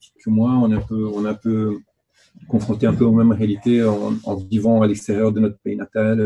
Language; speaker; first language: French; native; French